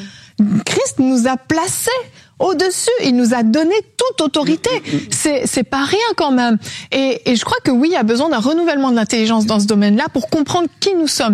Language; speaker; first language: French; native; French